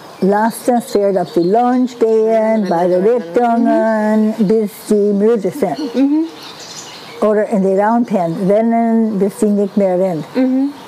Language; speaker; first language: German; non-native, learner; English